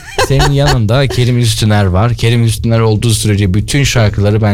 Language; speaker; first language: Turkish; native; Turkish